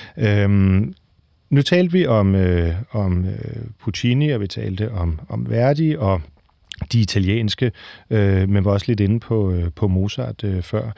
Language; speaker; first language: Danish; native; Danish